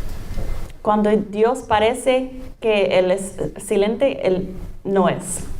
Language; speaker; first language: Spanish; non-native, fluent; English